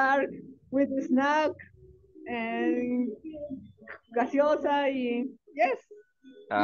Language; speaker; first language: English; non-native, learner; Spanish